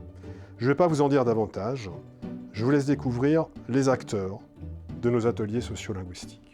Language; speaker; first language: French; native; French